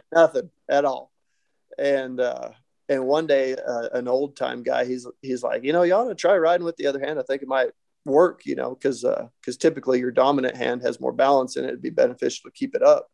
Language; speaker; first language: English; native; English